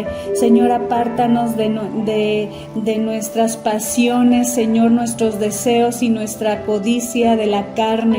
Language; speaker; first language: Spanish; native; Spanish